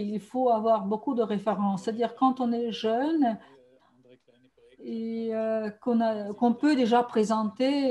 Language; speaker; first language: French; non-native, fluent; German